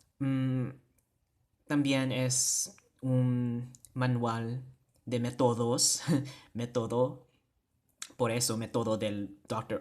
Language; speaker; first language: Spanish; non-native, learner; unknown